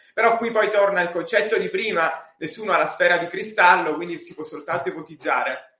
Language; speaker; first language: Italian; native; Italian